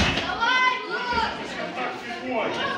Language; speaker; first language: Russian; native; Russian